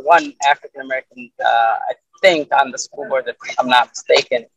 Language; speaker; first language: English; early bilingual, other home language; Arabic